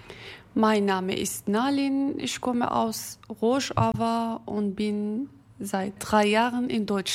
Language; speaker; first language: German; non-native, fluent; Kurdish